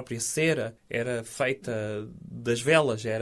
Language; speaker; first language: Portuguese; native; Portuguese